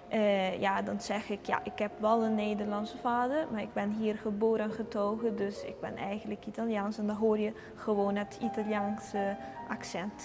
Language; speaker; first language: Dutch; early bilingual, heritage; Italian